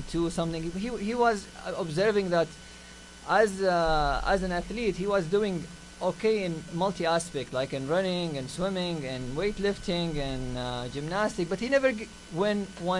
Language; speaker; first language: English; non-native, fluent; Arabic